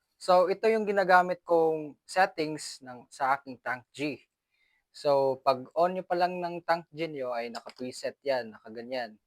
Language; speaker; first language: Filipino; non-native, local second language; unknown